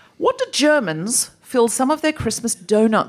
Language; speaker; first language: English; native; English